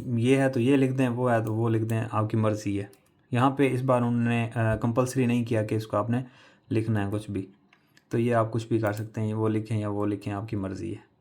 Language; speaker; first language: Urdu; non-native, local second language; Punjabi